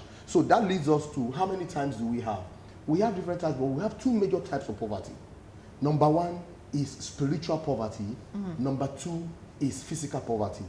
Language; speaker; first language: English; non-native, local second language; Yoruba